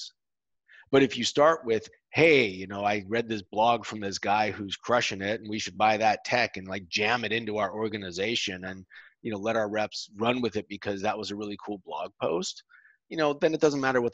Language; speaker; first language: English; native; English